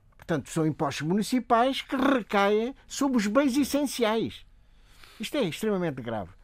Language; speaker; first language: Portuguese; non-native, local second language; Upper Guinea Crioulo